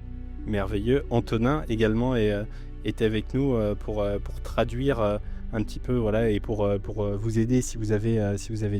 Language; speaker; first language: French; native; French